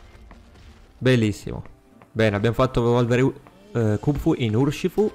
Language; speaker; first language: Italian; native; Italian